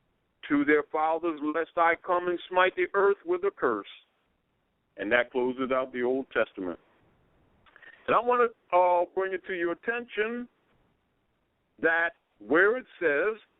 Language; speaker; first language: English; native; English